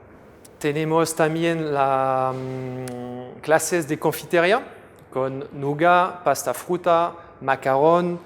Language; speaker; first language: Spanish; non-native, fluent; French